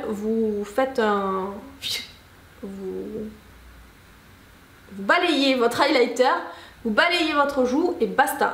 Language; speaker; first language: French; native; French